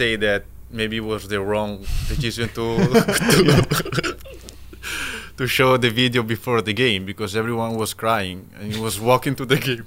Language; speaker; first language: English; non-native, learner; Italian